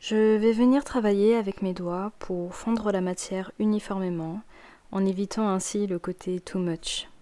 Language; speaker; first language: French; native; French